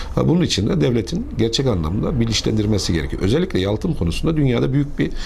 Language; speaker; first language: Turkish; native; Turkish